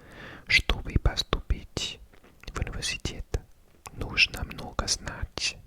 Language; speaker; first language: Russian; non-native, learner; English